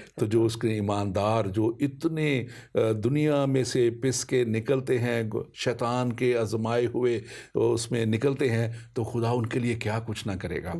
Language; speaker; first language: Urdu; non-native, local second language; Punjabi